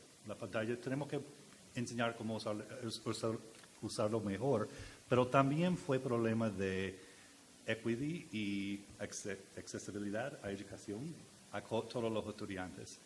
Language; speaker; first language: Spanish; non-native, learner; English